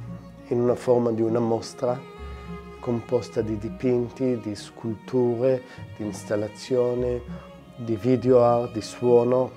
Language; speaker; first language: Italian; non-native, fluent; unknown